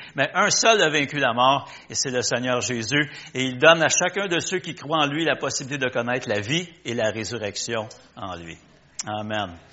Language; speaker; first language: French; native; French